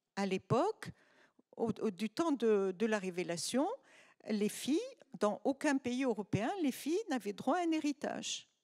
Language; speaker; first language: French; non-native, local second language; Arabic